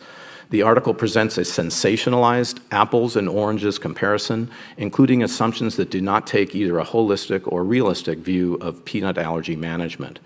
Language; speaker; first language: English; native; English